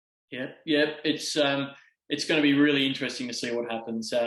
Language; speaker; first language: English; native; English